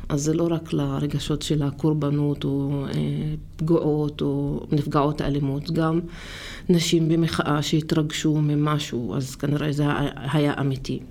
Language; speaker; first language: Hebrew; non-native, local second language; Arabic